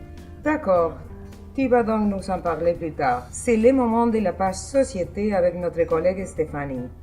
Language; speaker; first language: French; non-native, learner; Spanish